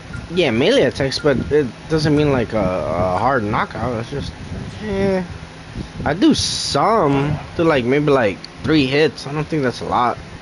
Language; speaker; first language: English; early bilingual, other home language; Spanish